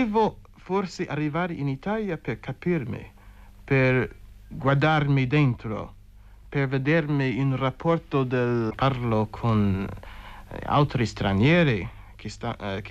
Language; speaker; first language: Italian; non-native, fluent; English